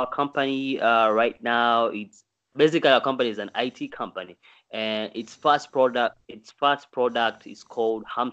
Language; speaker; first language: English; non-native, local second language; Swahili